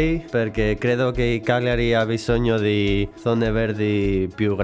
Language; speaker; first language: Italian; non-native, learner; Spanish